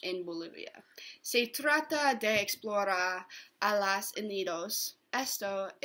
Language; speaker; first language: Spanish; non-native, learner; English